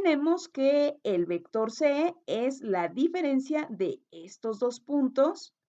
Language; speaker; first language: Spanish; native; Spanish